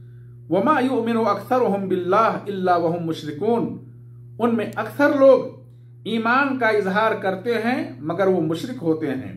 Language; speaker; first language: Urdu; native; Urdu